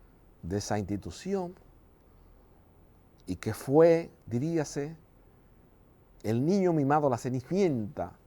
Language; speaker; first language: Spanish; native; Spanish